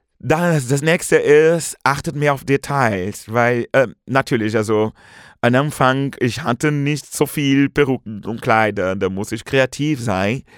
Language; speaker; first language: German; non-native, fluent; Portuguese